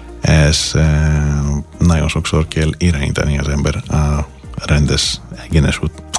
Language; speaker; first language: Hungarian; non-native, fluent; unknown